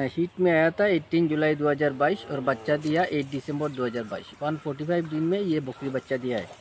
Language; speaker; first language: Hindi; non-native, local second language; Bangla